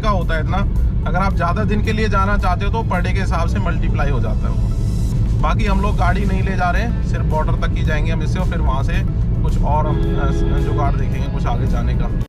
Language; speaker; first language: Hindi; native; Hindi